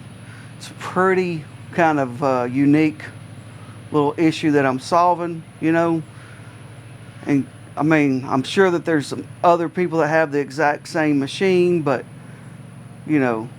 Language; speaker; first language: English; native; English